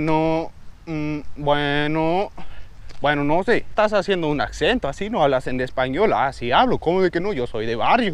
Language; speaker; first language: Spanish; early bilingual, heritage; Spanish